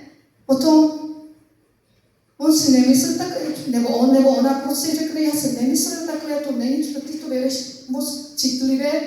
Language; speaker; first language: Czech; non-native, learner; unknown